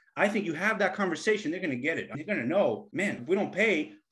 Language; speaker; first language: English; native; English